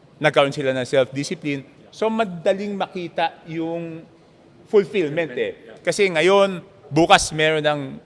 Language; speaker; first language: Filipino; native; Filipino